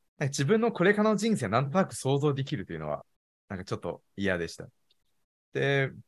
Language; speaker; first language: Japanese; non-native, fluent; Chinese